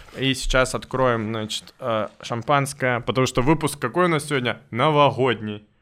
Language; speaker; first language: Russian; native; Russian